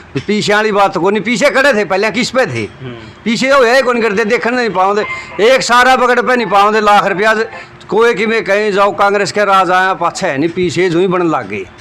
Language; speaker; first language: Hindi; native; Hindi